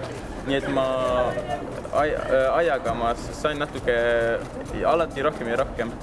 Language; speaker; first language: Estonian; non-native, learner; German